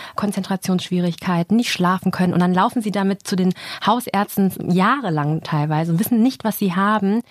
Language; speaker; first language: German; native; German